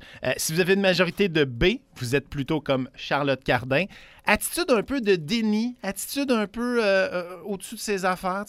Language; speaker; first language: French; native; French